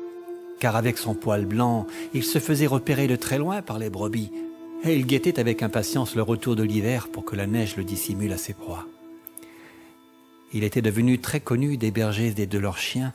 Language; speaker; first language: French; native; French